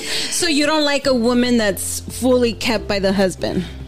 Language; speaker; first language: English; early bilingual, other home language; Spanish